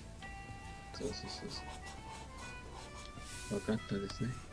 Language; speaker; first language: Japanese; non-native, learner; Spanish